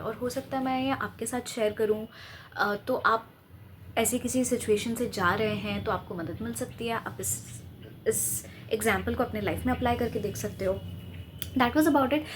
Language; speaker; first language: Hindi; non-native, local second language; Bangla